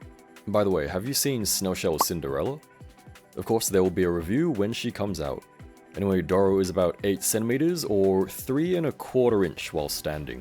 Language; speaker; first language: English; native; English